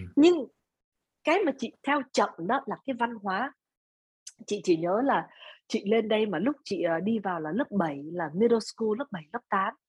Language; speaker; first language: Vietnamese; early bilingual, other home language; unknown